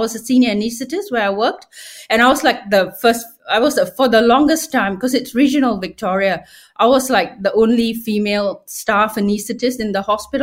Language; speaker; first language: English; non-native, local second language; Tamil